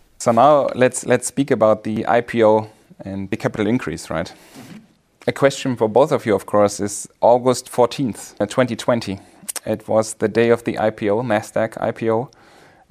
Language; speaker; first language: English; non-native, fluent; German